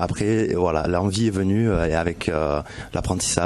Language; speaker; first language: French; native; French